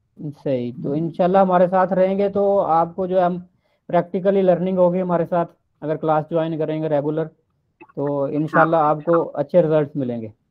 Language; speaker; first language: Urdu; non-native, local second language; Punjabi